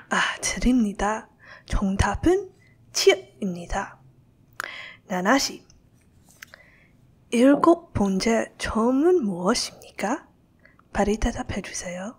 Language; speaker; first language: Korean; non-native, learner; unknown